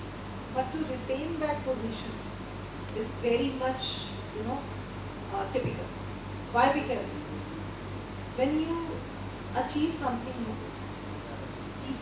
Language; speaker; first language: English; non-native, local second language; Hindi